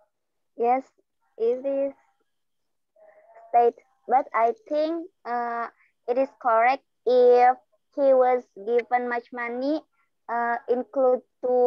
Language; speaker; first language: English; non-native, learner; Indonesian